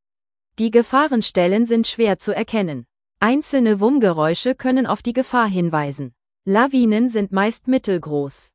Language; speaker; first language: German; native; German